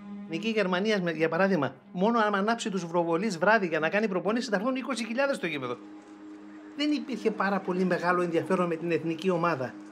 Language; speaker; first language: Greek; early bilingual, heritage; Greek